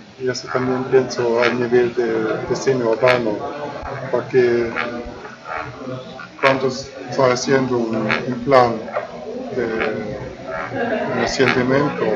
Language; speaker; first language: Spanish; non-native, fluent; German